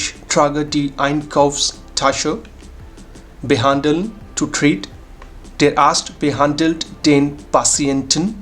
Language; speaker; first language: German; non-native, fluent; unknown